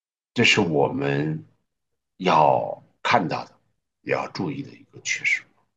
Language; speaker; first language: Chinese; native; Chinese